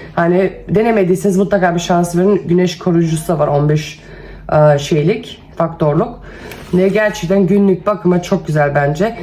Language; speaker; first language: Turkish; early bilingual, heritage; Turkish